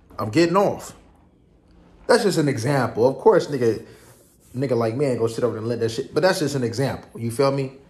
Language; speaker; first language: English; native; English